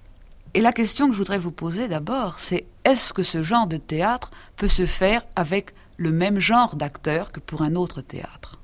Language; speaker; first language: French; native; French